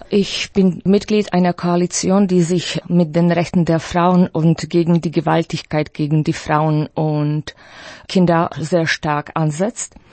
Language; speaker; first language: German; non-native, fluent; Slovak